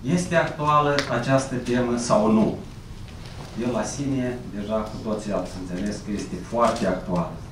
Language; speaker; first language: Romanian; native; Romanian